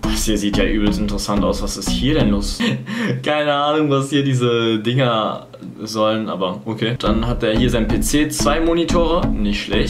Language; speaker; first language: German; native; German